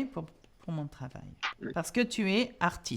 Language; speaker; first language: French; non-native, fluent; English